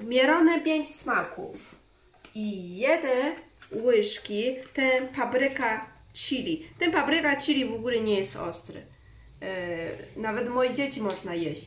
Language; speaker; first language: Polish; non-native, learner; Chinese